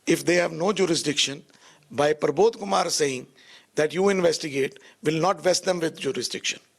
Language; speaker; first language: English; non-native, local second language; Punjabi